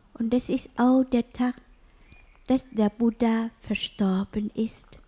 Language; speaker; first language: German; non-native, learner; Vietnamese